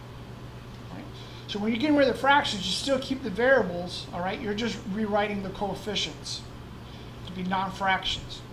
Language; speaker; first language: English; native; English